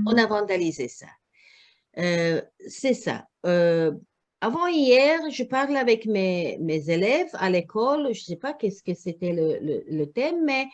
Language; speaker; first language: French; non-native, learner; Croatian